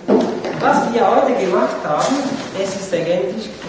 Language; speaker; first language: German; non-native, fluent; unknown